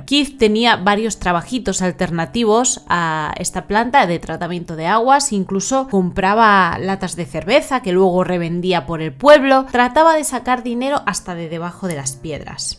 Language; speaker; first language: Spanish; native; Spanish